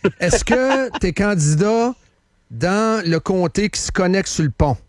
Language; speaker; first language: French; native; French